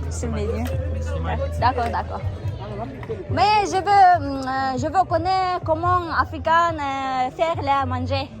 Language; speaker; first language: French; non-native, learner; Kazakh